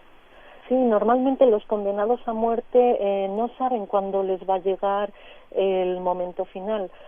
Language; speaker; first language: Spanish; native; Spanish